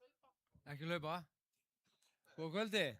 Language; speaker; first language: Icelandic; non-native, fluent; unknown